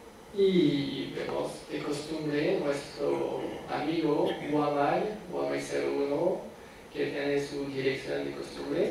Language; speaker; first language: Spanish; non-native, fluent; French